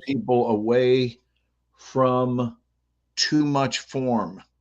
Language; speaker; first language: English; native; English